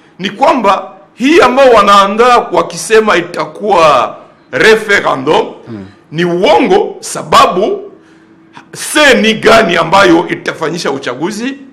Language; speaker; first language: Swahili; native; Swahili